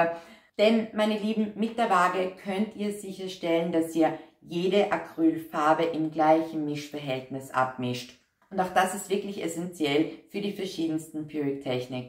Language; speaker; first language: German; native; German